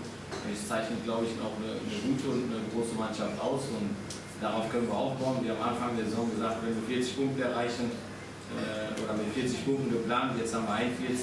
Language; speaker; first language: German; native; German